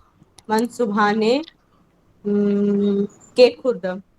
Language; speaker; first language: Persian; non-native, learner; Urdu